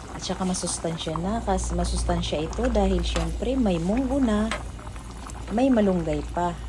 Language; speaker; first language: Filipino; non-native, local second language; Waray